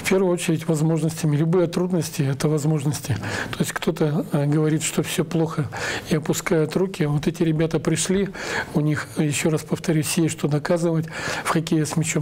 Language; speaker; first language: Russian; native; Russian